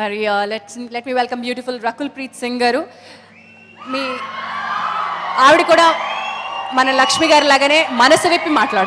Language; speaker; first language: Telugu; native; Telugu